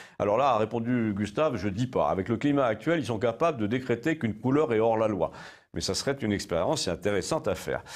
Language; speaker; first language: French; native; French